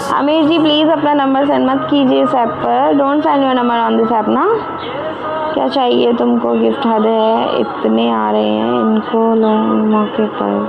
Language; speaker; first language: Hindi; native; Hindi